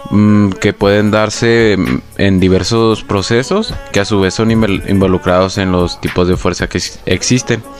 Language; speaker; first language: Spanish; native; Spanish